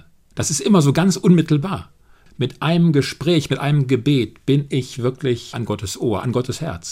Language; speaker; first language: German; native; German